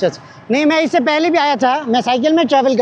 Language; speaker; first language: Hindi; non-native, fluent; Bangla